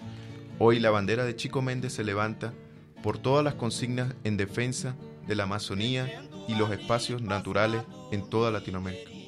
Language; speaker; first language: Spanish; native; Spanish